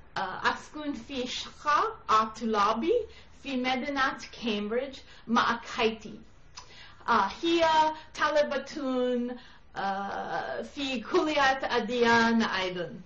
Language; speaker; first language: Arabic; non-native, learner; English